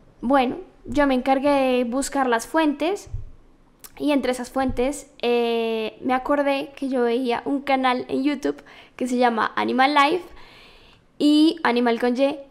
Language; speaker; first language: Spanish; native; Spanish